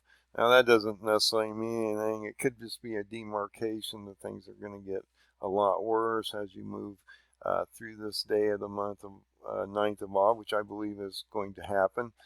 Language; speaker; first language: English; native; English